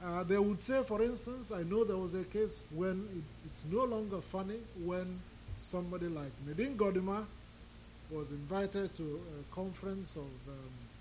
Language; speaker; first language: English; non-native, local second language; Igbo